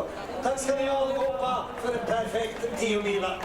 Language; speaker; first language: Swedish; native; Swedish